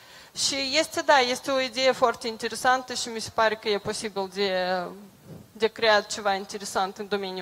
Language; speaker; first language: Romanian; non-native, local second language; Russian